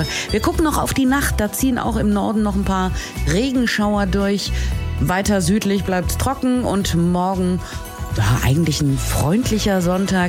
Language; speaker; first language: German; native; German